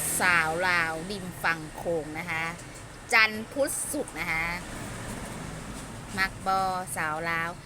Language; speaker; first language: Thai; non-native, local second language; Lao